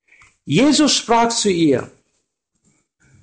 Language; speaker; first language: German; non-native, learner; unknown